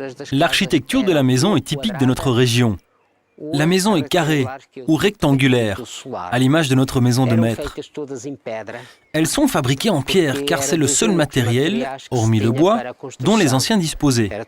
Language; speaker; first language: French; native; French